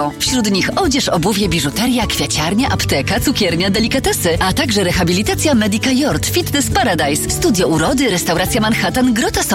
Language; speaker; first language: Polish; native; Polish